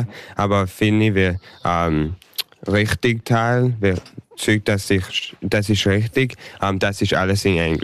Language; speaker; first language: German; early bilingual, heritage; English